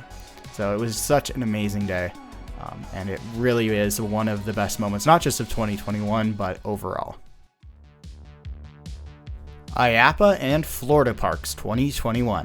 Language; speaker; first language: English; native; English